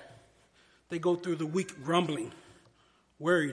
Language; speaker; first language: English; native; English